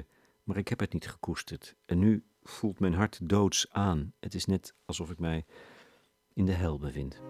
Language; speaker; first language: Dutch; native; Dutch